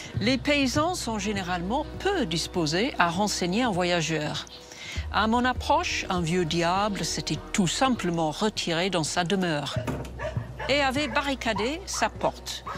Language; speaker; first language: French; non-native, fluent; English